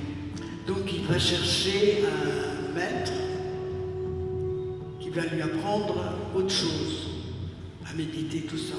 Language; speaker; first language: French; native; French